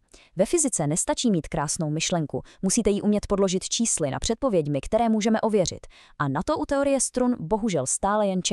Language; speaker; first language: Czech; native; Czech